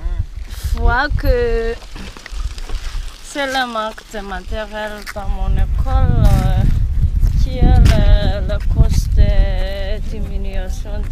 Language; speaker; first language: French; non-native, local second language; Malagasy